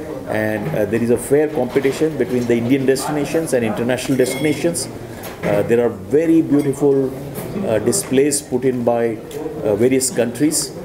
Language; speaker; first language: English; non-native, local second language; Hindi